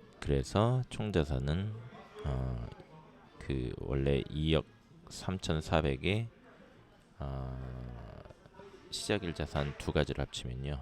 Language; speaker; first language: Korean; native; Korean